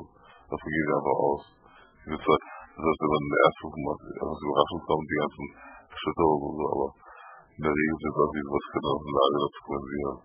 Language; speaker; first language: German; native; German